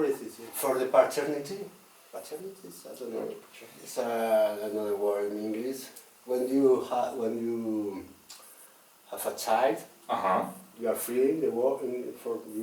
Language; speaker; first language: English; non-native, fluent; Russian